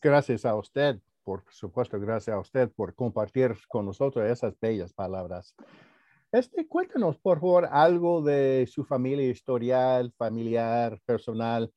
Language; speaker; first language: Spanish; early bilingual, heritage; Spanish